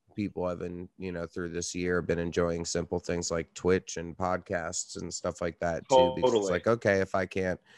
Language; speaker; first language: English; native; English